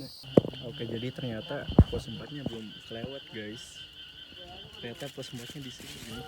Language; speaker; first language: Indonesian; native; Indonesian